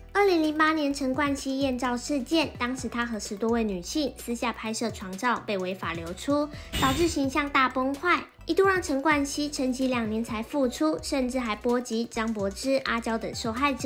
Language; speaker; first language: Chinese; native; Chinese